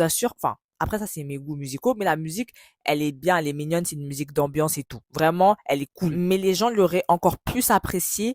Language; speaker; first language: French; native; French